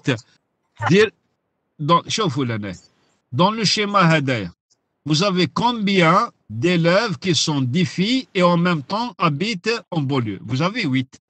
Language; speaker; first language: French; non-native, local second language; Arabic